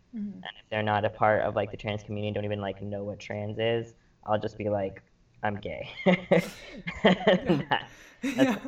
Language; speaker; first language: English; early bilingual, other home language; Arabic